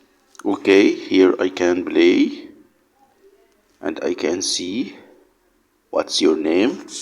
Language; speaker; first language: English; non-native, learner; Arabic